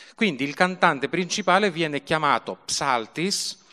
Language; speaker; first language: Italian; early bilingual, other home language; Greek